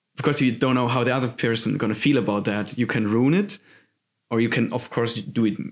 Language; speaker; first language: English; non-native, fluent; German